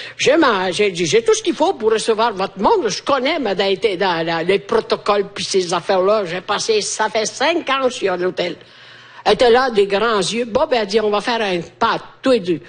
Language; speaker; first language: French; non-native, fluent; Italian